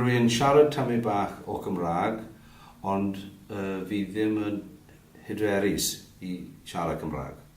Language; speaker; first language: Welsh; non-native, learner; English